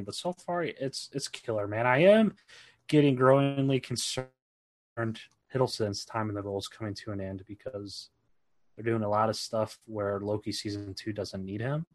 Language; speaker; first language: English; native; English